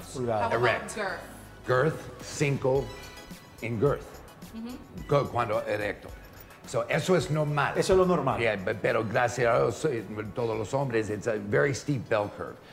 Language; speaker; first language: Spanish; non-native, learner; English